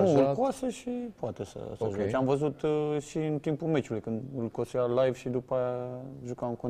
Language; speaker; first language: Romanian; native; Romanian